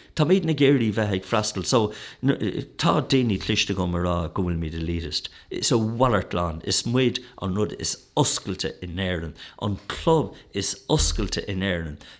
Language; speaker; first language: Irish; native; Irish